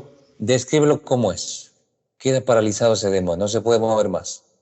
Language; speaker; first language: Spanish; native; Spanish